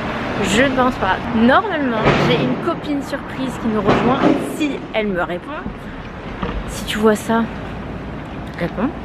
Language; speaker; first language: French; native; French